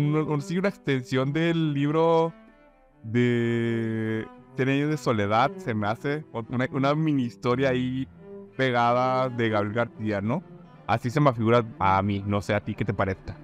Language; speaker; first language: Spanish; native; Spanish